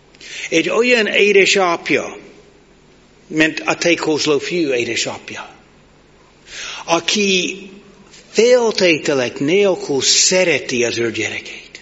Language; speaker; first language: Hungarian; non-native, learner; English